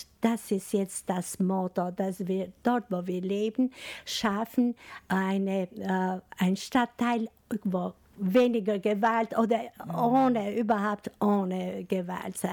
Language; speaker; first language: German; non-native, fluent; Albanian